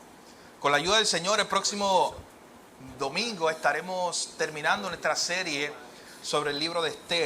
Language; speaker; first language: Spanish; native; Spanish